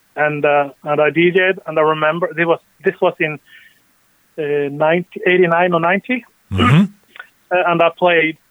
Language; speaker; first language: English; early bilingual, other home language; Norwegian